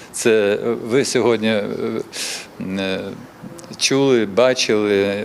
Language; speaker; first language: Ukrainian; non-native, local second language; Russian